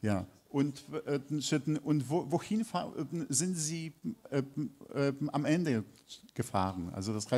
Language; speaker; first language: German; non-native, fluent; Polish